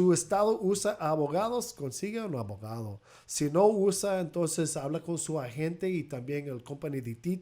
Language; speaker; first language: Spanish; early bilingual, heritage; Spanish